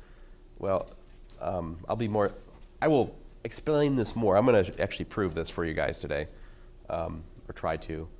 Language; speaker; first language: English; native; English